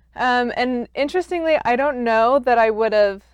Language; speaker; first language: English; native; English